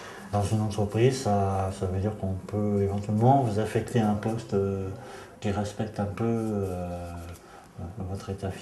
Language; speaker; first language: French; native; French